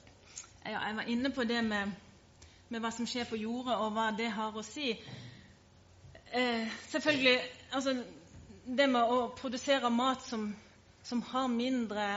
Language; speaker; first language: Norwegian; native; Norwegian